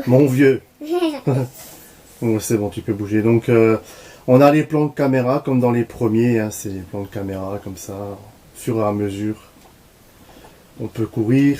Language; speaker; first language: French; native; French